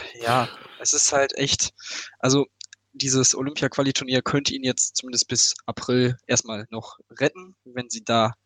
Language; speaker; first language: German; native; German